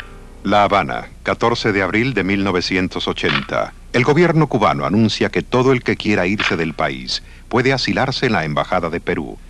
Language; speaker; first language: Spanish; native; Spanish